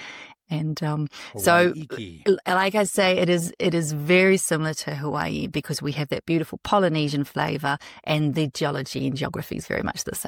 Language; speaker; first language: English; native; English